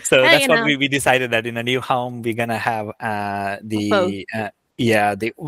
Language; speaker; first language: English; non-native, local second language; Gujarati